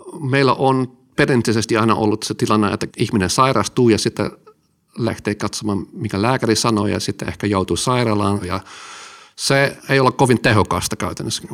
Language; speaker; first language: Finnish; non-native, fluent; Dutch